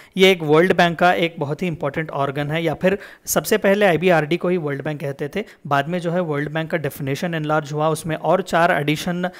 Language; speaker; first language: Hindi; non-native, local second language; Telugu